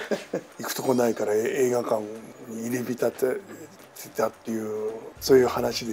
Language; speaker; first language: Japanese; native; Japanese